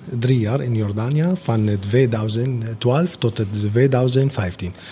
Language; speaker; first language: Dutch; non-native, learner; Arabic